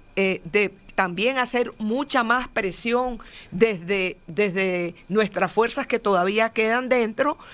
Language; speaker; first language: Spanish; native; Spanish